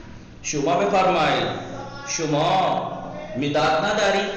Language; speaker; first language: Persian; non-native, fluent; Urdu